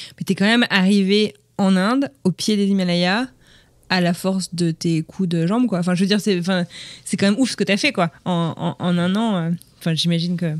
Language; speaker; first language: French; native; French